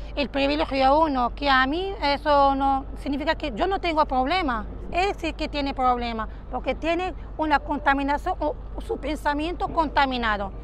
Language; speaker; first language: Spanish; non-native, fluent; Arabic